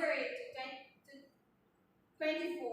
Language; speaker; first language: English; non-native, learner; Indonesian